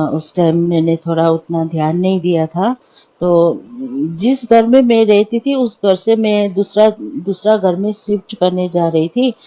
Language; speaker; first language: Hindi; non-native, local second language; Nepali